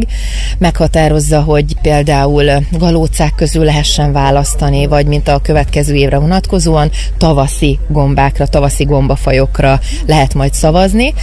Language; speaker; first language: Hungarian; native; Hungarian